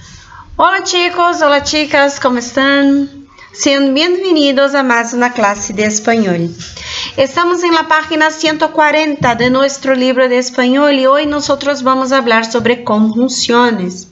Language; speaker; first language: Spanish; non-native, fluent; Portuguese